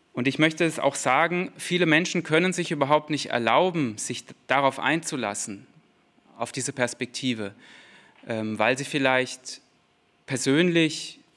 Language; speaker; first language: German; native; German